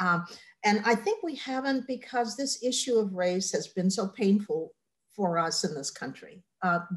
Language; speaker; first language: English; native; English